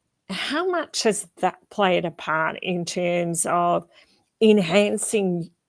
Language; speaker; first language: English; native; English